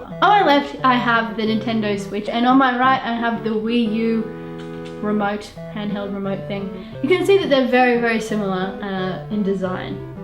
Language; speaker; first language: English; native; English